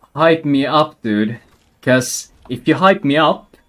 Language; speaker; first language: English; non-native, fluent; Swedish